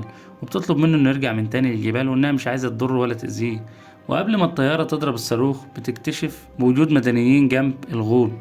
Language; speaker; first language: Arabic; native; Arabic